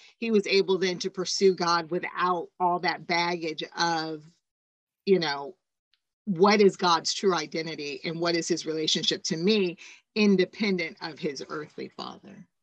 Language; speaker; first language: English; native; English